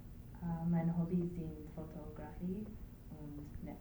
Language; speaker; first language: German; non-native, learner; English